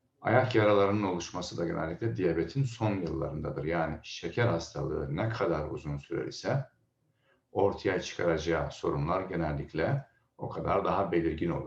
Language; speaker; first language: Turkish; native; Turkish